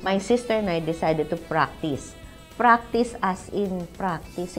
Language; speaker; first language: English; non-native, local second language; Filipino